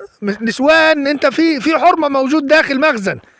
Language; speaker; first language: Arabic; native; Arabic